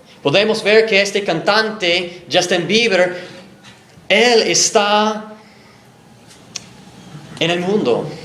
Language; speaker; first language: Spanish; non-native, fluent; English